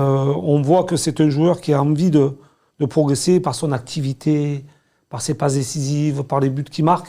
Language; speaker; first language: French; native; French